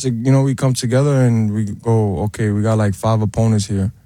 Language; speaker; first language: English; early bilingual, other home language; Spanish